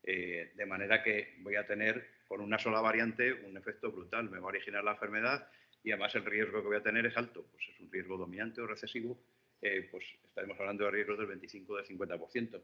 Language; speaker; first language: Spanish; native; Spanish